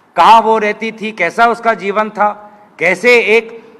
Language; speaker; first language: Hindi; non-native, local second language; Assamese